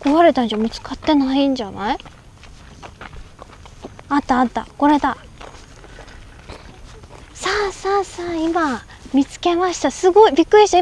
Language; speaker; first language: Japanese; native; Japanese